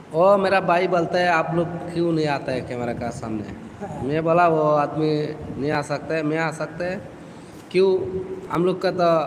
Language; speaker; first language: Hindi; non-native, learner; Bangla